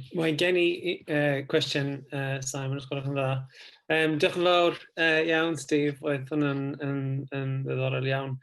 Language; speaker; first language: Welsh; non-native, fluent; English